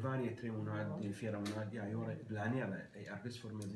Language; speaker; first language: Swedish; non-native, learner; Arabic